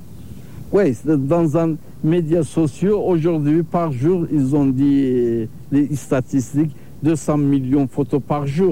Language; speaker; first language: French; non-native, learner; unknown